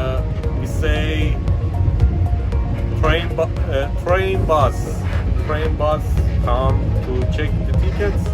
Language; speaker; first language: English; non-native, learner; Persian